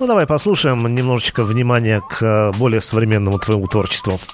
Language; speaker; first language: Russian; native; Russian